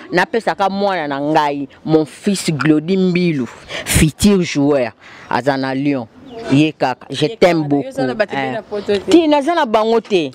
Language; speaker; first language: Lingala; native; Lingala